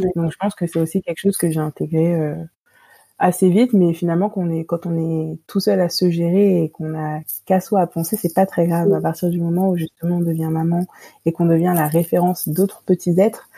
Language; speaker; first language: French; native; French